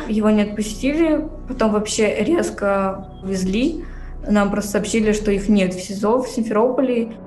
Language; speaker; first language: Russian; native; Russian